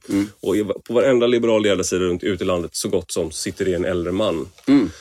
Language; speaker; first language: Swedish; native; Swedish